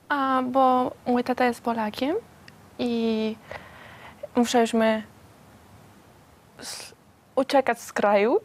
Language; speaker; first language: Polish; non-native, learner; Spanish